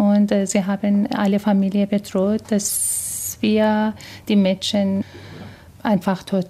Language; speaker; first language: German; non-native, fluent; Persian